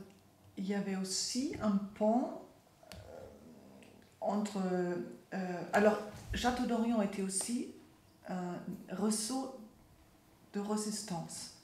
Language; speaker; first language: French; non-native, fluent; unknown